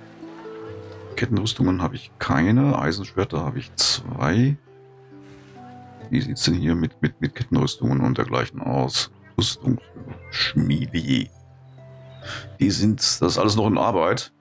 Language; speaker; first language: German; native; German